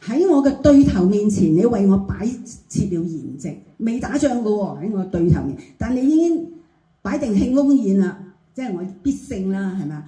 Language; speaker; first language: Cantonese; native; Cantonese